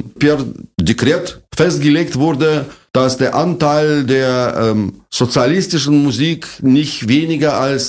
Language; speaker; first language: German; non-native, fluent; Russian